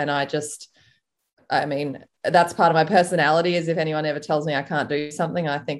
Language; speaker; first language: English; native; English